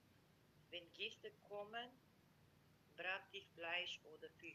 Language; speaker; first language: German; non-native, learner; Macedonian